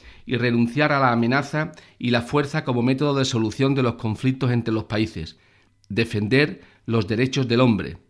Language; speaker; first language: Spanish; native; Spanish